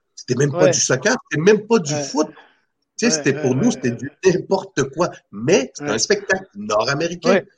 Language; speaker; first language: French; non-native, fluent; Spanish